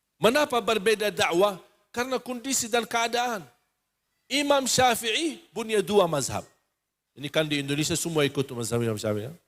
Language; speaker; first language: Indonesian; non-native, fluent; Arabic